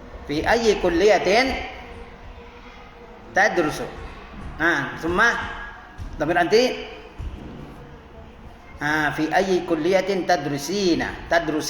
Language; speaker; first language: Arabic; non-native, fluent; Indonesian